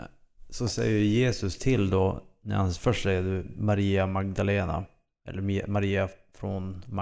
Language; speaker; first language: Swedish; native; Swedish